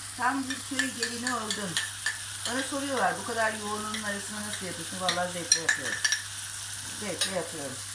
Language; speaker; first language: Turkish; native; Turkish